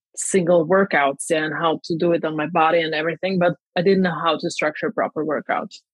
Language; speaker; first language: English; non-native, fluent; German